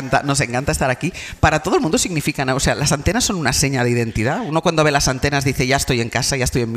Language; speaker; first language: Spanish; native; Spanish